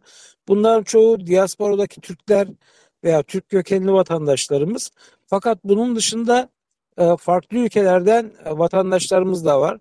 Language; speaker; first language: Turkish; native; Turkish